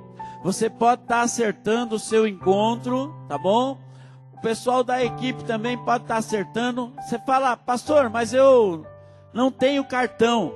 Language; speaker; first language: Portuguese; native; Portuguese